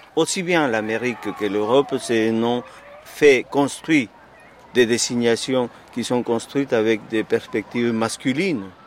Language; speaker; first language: French; non-native, fluent; Spanish